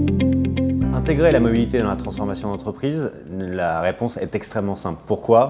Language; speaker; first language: French; native; French